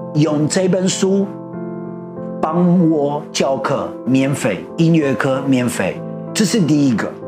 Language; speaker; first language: Chinese; non-native, learner; Spanish